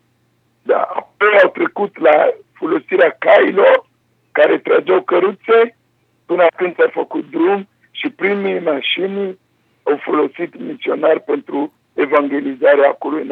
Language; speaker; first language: Romanian; non-native, fluent; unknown